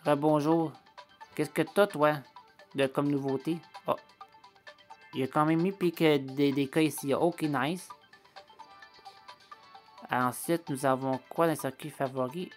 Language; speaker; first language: French; native; French